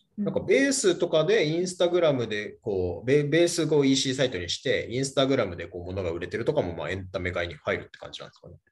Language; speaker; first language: Japanese; native; Japanese